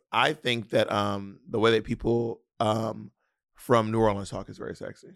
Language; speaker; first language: English; native; English